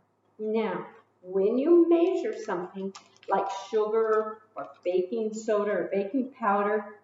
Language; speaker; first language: English; native; English